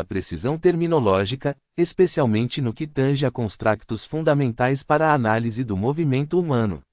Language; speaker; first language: Portuguese; native; Portuguese